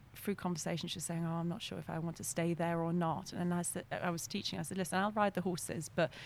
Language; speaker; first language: English; non-native, fluent; French